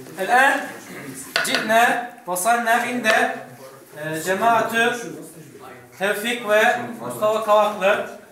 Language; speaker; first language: Arabic; non-native, fluent; Turkish